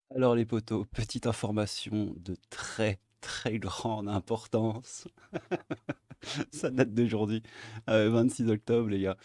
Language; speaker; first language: French; native; French